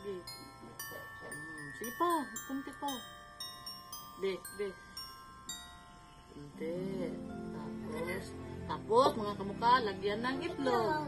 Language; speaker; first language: Filipino; non-native, local second language; Cebuano